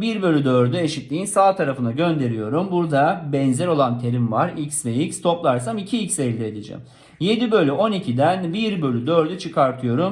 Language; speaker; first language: Turkish; native; Turkish